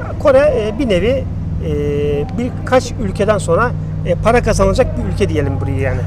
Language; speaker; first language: Turkish; native; Turkish